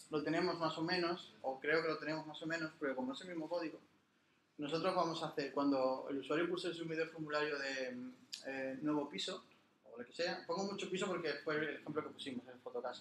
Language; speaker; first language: Spanish; native; Spanish